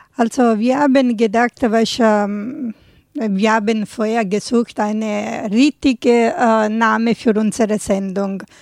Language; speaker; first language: German; non-native, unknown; Italian